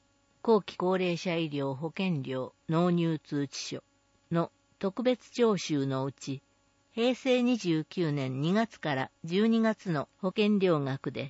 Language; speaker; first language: Japanese; native; Japanese